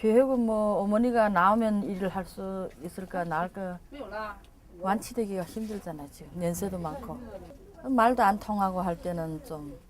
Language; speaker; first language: Korean; non-native, learner; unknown